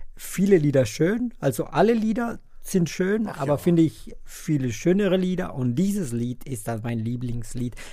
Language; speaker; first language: German; non-native, fluent; Spanish